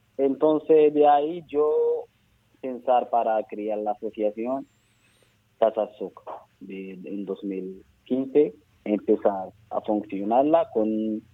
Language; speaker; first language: Spanish; non-native, learner; Arabic